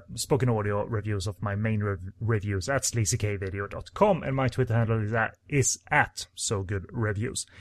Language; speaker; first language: English; non-native, fluent; Swedish